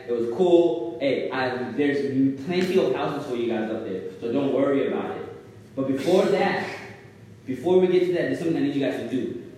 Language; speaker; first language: English; early bilingual, other home language; Shona